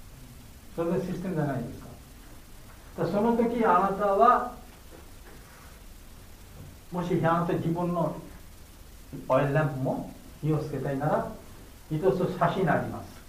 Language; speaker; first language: Japanese; non-native, learner; Bangla